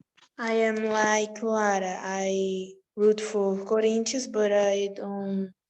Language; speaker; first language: English; non-native, learner; Portuguese